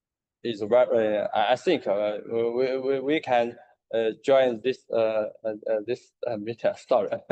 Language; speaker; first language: English; non-native, learner; Chinese